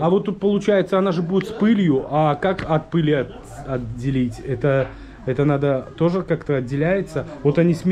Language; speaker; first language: Russian; native; Russian